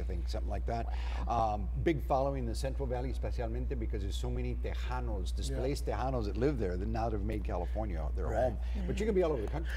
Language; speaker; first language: English; early bilingual, other home language; Spanish